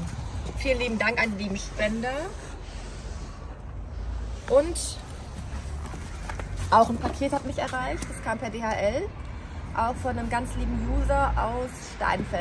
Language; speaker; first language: German; native; German